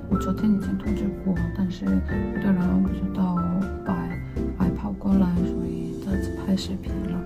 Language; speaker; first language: Chinese; non-native, fluent; Korean